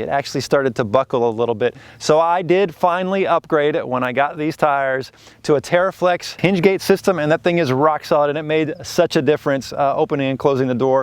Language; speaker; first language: English; native; English